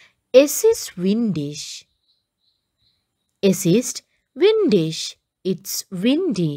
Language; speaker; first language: German; non-native, learner; Sinhala